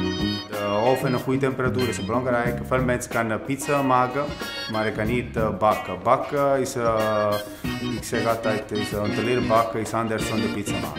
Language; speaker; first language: Dutch; non-native, learner; Italian